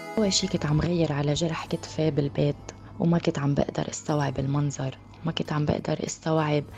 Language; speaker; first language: Arabic; native; Arabic